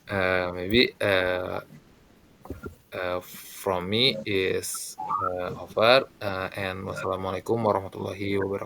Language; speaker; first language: English; non-native, learner; Indonesian